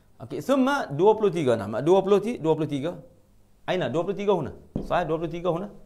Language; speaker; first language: Arabic; non-native, fluent; Malay